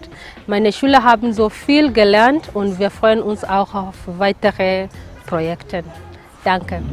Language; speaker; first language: German; non-native, fluent; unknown